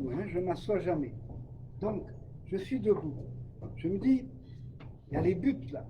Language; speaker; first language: French; native; French